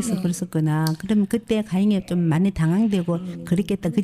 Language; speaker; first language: Korean; native; Korean